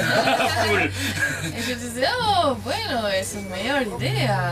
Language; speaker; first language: Spanish; non-native, learner; French